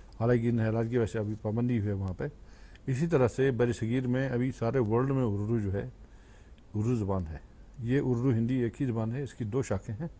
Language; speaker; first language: Urdu; non-native, local second language; Kashmiri